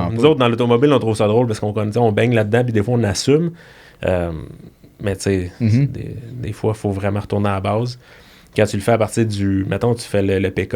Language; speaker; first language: French; native; French